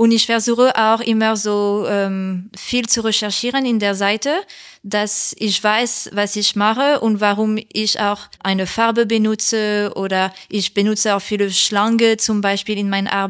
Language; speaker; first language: German; non-native, learner; French